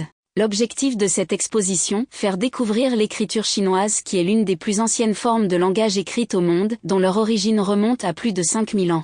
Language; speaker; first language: French; native; French